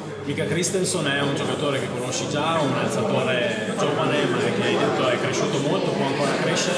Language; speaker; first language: Italian; native; Italian